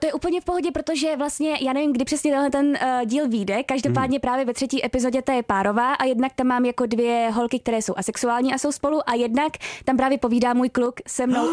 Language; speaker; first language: Czech; native; Czech